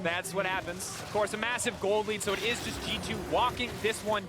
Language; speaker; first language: English; native; English